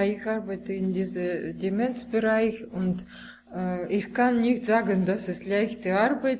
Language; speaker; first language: German; non-native, learner; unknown